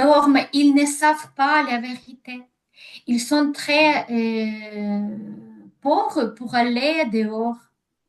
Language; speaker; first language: French; non-native, learner; Ukrainian